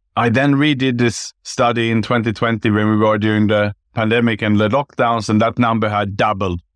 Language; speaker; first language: English; non-native, fluent; Swedish